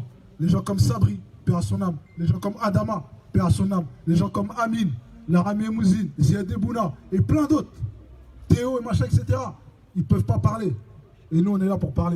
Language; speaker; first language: French; native; French